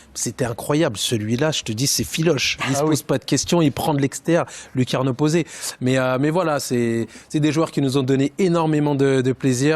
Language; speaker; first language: French; native; French